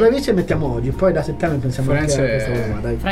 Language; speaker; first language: Italian; native; Italian